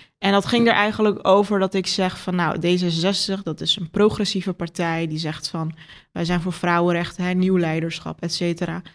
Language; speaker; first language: Dutch; early bilingual, other home language; Turkish